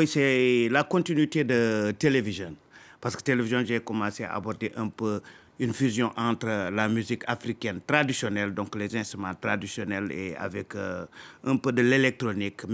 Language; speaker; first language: French; non-native, local second language; Fula